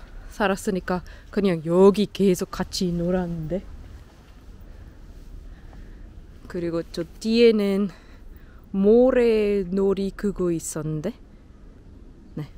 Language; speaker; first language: Korean; non-native, learner; German